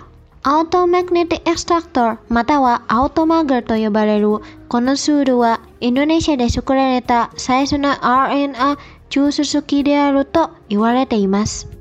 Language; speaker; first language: Japanese; non-native, fluent; Indonesian